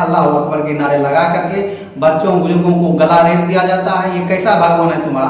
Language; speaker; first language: Hindi; native; Hindi